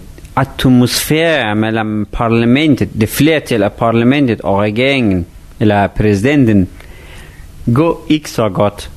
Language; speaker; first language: Danish; non-native, fluent; Persian